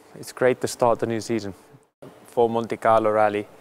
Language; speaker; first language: English; non-native, fluent; Finnish